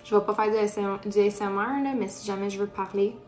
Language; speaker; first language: French; non-native, local second language; Portuguese